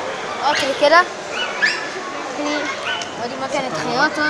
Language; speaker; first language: Arabic; native; Arabic